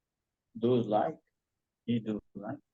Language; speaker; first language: English; non-native, learner; Portuguese